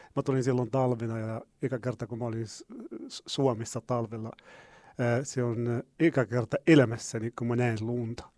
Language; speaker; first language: Finnish; non-native, fluent; Arabic